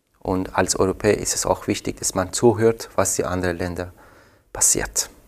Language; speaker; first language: German; non-native, fluent; Persian